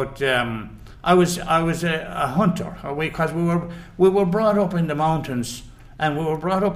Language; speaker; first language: English; native; English